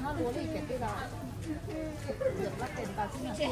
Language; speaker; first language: Finnish; non-native, learner; Thai